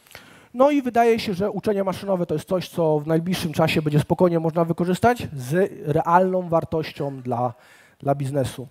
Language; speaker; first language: Polish; native; Polish